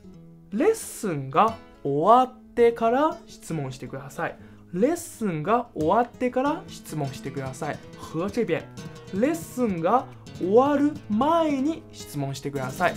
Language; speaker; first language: Japanese; non-native, fluent; Chinese